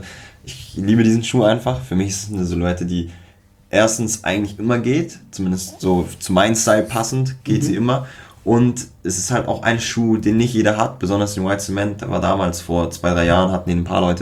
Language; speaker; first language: German; native; German